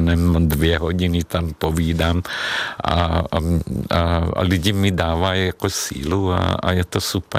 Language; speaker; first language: Czech; non-native, fluent; Hungarian